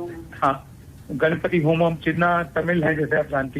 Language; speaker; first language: Hindi; native; Hindi